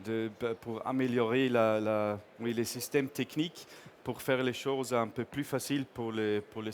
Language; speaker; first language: French; non-native, fluent; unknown